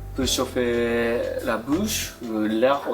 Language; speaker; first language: French; non-native, fluent; Japanese